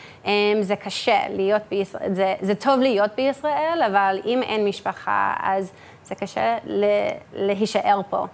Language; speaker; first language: Hebrew; early bilingual, heritage; English